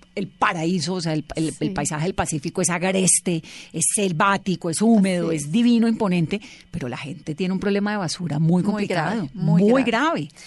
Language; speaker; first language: Spanish; native; Spanish